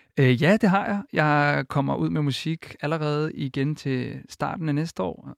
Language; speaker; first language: Danish; early bilingual, other home language; Icelandic